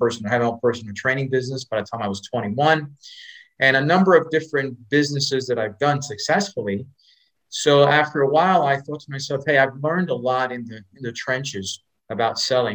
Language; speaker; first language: English; native; English